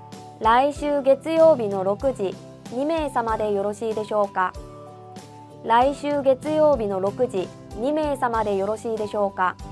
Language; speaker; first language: Japanese; non-native, fluent; Korean